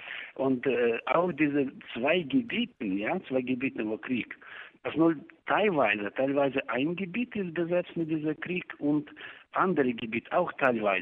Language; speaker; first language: German; non-native, learner; Ukrainian